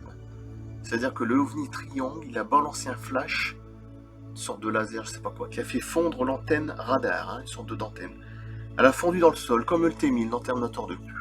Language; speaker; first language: French; native; French